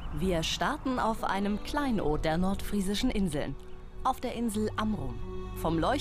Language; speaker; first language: German; native; German